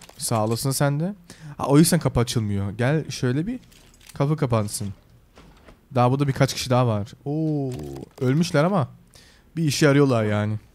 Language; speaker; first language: Turkish; early bilingual, heritage; Turkish